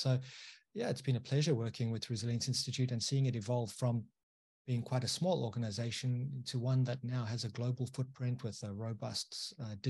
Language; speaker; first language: English; native; English